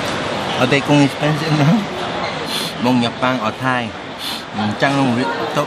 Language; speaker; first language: Vietnamese; non-native, learner; Korean